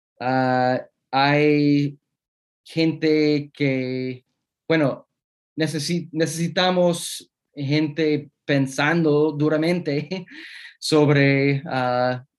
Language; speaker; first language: Spanish; non-native, fluent; English